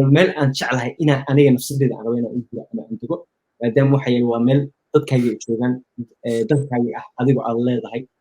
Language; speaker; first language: Somali; early bilingual, heritage; Somali